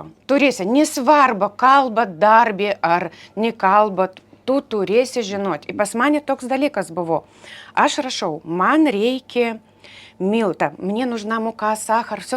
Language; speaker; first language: Lithuanian; non-native, learner; Ukrainian